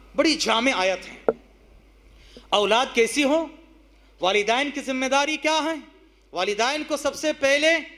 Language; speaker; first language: Urdu; native; Urdu